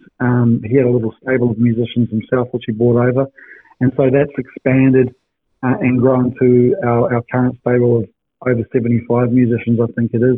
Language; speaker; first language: English; native; English